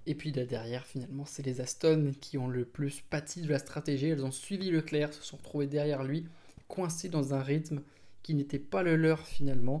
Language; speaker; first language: French; native; French